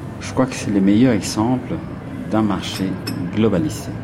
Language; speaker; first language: French; non-native, fluent; Spanish